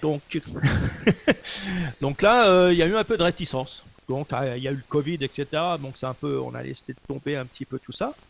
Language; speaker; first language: French; native; French